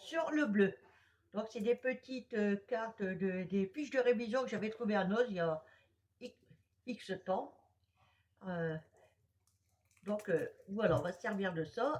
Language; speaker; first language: French; native; French